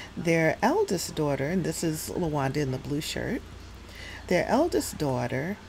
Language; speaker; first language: English; native; English